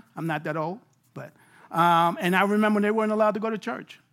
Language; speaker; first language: English; native; English